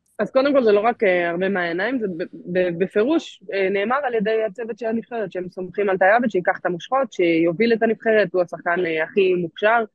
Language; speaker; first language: Hebrew; native; Hebrew